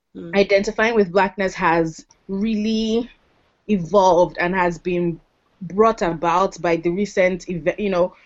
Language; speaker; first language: English; non-native, local second language; Yoruba